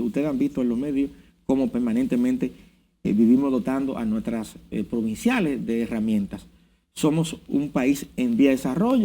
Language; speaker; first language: Spanish; native; Spanish